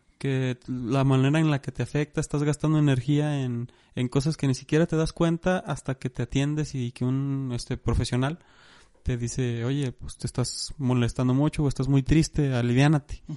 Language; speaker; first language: Spanish; native; Spanish